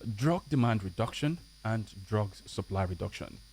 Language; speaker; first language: English; non-native, local second language; Yoruba